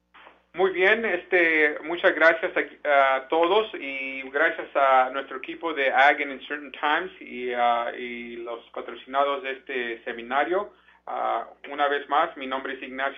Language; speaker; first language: Spanish; early bilingual, heritage; Spanish